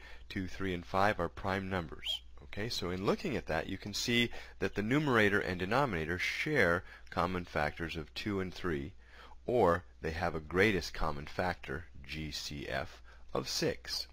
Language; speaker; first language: English; native; English